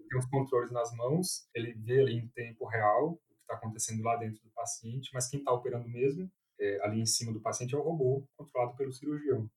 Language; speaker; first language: Portuguese; native; Portuguese